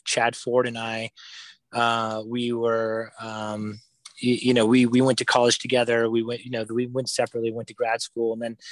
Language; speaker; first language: English; native; English